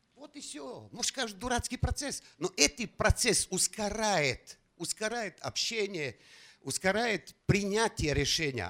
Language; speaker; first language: Russian; non-native, fluent; Slovenian